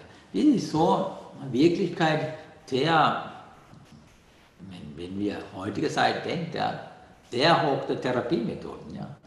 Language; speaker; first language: German; non-native, learner; Sinhala